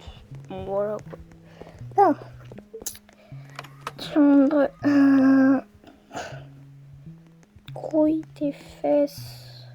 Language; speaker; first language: French; native; French